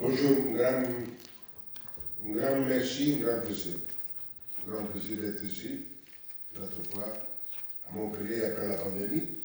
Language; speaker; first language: French; non-native, learner; Italian